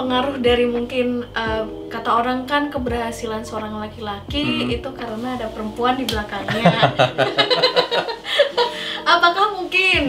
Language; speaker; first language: Indonesian; native; Indonesian